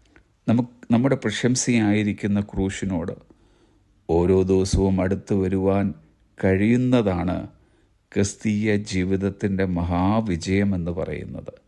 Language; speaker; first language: Malayalam; native; Malayalam